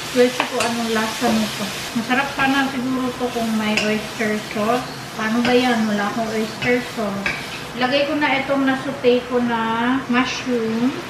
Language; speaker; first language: Filipino; non-native, local second language; Cebuano